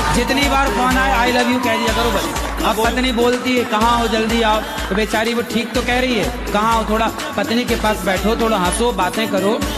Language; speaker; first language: Hindi; native; Hindi